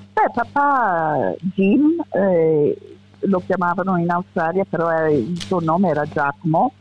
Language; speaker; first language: Italian; early bilingual, heritage; Italian